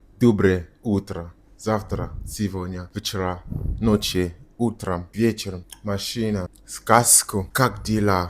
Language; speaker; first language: Russian; non-native, learner; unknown